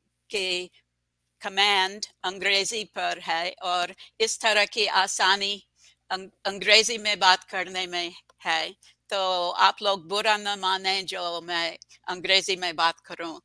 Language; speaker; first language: Hindi; non-native, fluent; English